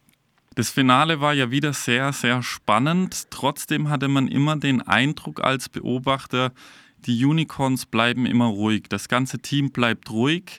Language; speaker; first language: German; native; German